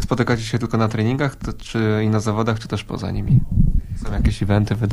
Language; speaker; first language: Polish; native; Polish